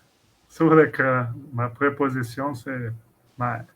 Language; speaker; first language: French; non-native, learner; Portuguese